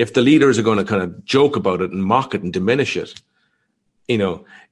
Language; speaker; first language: English; native; English